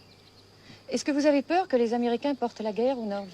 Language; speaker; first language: French; native; French